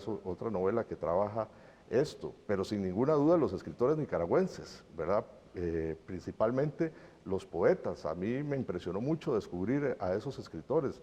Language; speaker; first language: Spanish; native; Spanish